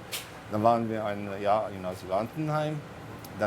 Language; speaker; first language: German; non-native, fluent; Slovak